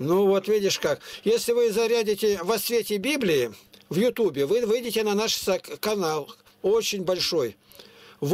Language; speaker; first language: Russian; native; Russian